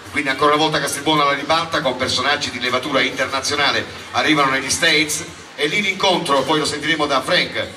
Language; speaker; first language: Italian; native; Italian